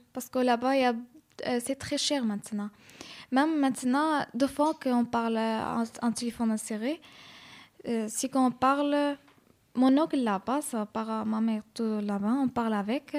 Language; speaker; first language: French; non-native, learner; Arabic